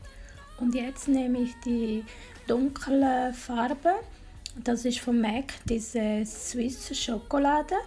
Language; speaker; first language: German; non-native, learner; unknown